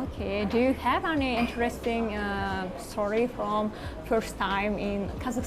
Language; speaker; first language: English; non-native, learner; Kazakh